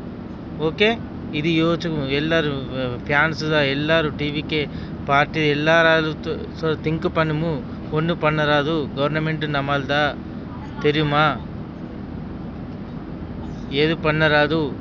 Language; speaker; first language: Tamil; non-native, learner; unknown